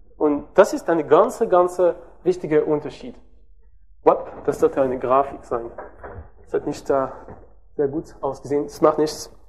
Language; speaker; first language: German; non-native, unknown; French